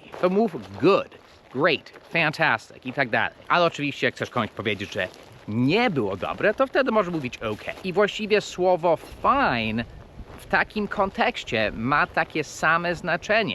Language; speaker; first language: Polish; non-native, fluent; English